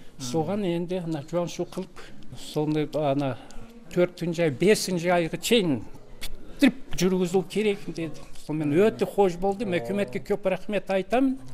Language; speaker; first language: Kazakh; non-native, local second language; Russian